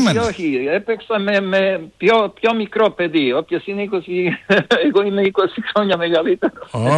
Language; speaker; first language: Greek; non-native, fluent; Serbian